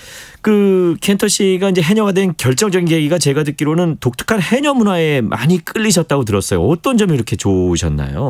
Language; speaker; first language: Korean; native; Korean